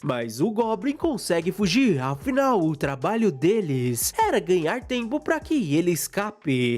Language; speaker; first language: Portuguese; native; Portuguese